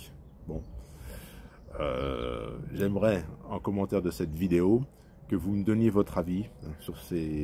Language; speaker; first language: French; native; French